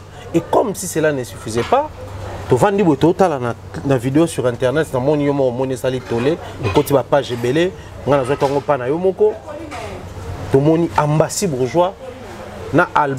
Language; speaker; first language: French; non-native, local second language; Lingala